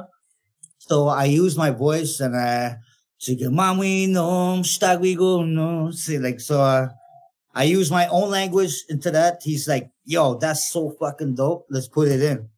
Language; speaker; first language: English; non-native, fluent; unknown